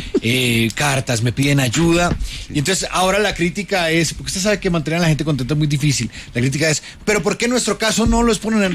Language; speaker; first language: Spanish; native; Spanish